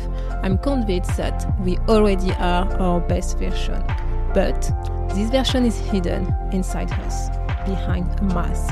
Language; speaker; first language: English; non-native, fluent; French